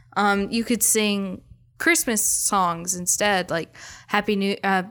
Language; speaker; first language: English; native; English